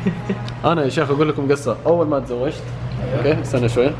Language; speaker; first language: Arabic; native; Arabic